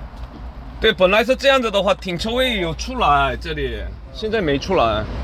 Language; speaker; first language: Chinese; non-native, learner; Korean